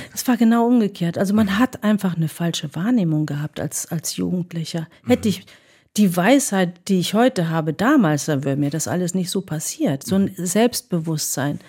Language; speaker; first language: German; early bilingual, other home language; Greek